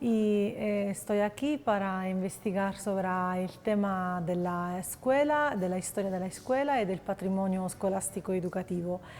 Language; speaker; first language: Spanish; non-native, fluent; Italian